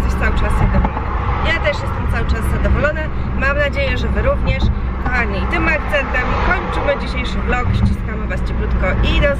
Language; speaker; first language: Polish; native; Polish